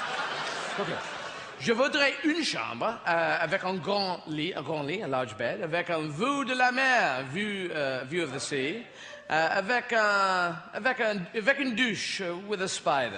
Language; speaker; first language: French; non-native, learner; English